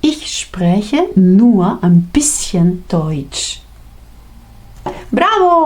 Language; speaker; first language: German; non-native, fluent; Spanish